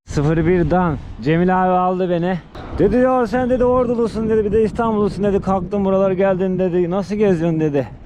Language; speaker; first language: Turkish; native; Turkish